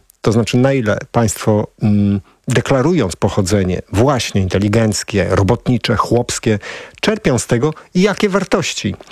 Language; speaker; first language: Polish; native; Polish